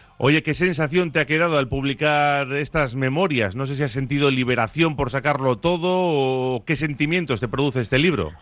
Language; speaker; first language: Spanish; native; Spanish